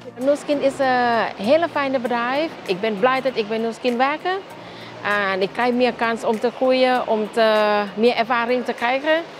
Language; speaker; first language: Dutch; non-native, learner; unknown